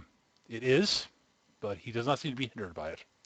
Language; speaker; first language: English; native; English